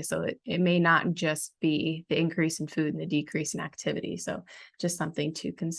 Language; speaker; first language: English; native; English